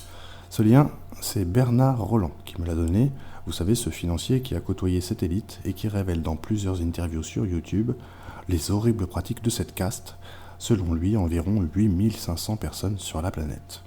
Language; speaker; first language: French; native; French